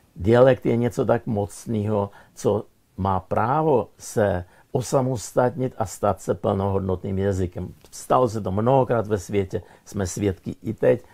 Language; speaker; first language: Czech; non-native, fluent; Russian